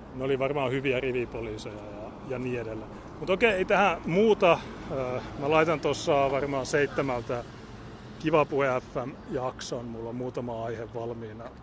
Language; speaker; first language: Finnish; native; Finnish